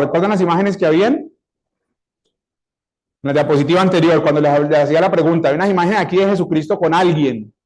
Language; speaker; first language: Spanish; native; Spanish